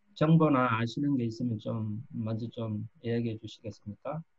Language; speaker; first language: Korean; native; Korean